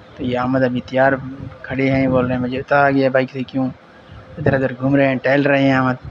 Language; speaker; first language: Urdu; non-native, local second language; Sindhi